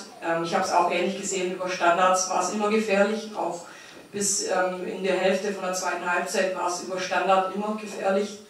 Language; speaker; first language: German; native; German